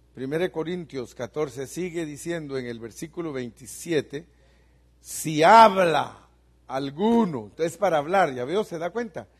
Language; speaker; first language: Spanish; native; Spanish